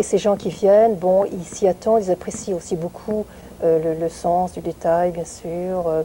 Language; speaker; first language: French; non-native, fluent; Vietnamese